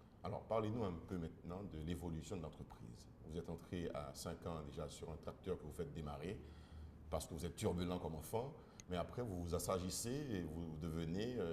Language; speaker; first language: French; non-native, local second language; Haitian Creole